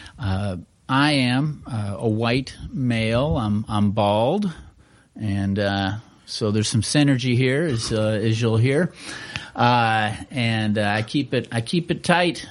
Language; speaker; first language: English; native; English